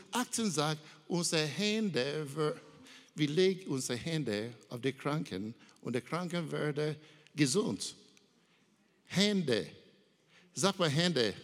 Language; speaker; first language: German; non-native, learner; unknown